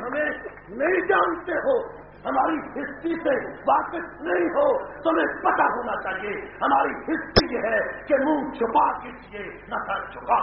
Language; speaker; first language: Urdu; native; Urdu